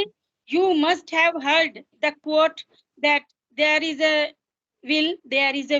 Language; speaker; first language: English; non-native, local second language; Hindi